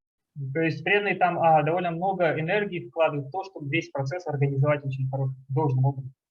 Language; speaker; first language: Russian; native; Russian